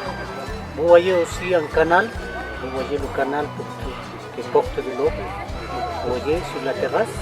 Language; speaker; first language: French; non-native, fluent; Spanish